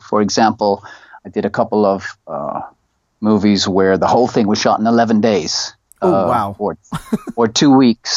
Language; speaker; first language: English; native; English